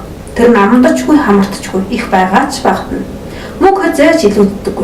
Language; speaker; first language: Mongolian; native; Mongolian